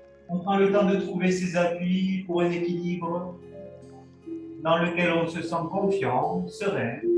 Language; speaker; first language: French; native; French